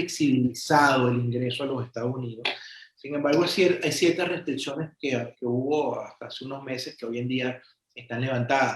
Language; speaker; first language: Spanish; native; Spanish